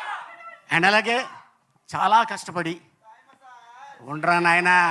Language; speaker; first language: Telugu; native; Telugu